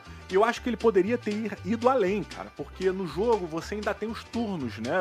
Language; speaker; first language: Portuguese; native; Portuguese